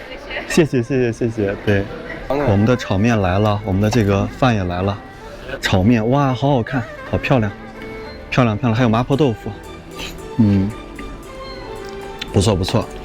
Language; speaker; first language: Chinese; native; Chinese